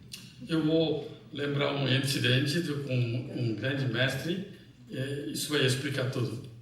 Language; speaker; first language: Portuguese; non-native, fluent; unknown